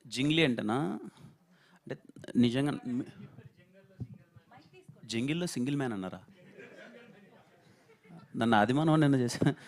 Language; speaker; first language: Telugu; native; Telugu